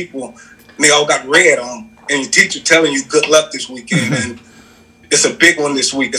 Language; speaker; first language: English; native; English